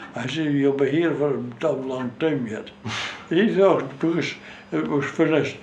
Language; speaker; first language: English; native; English